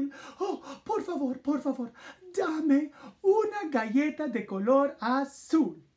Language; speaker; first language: Spanish; non-native, fluent; English